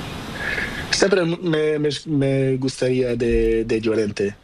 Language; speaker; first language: Spanish; non-native, learner; Portuguese